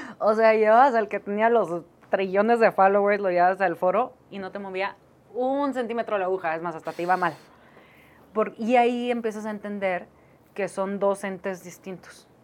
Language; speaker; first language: Spanish; native; Spanish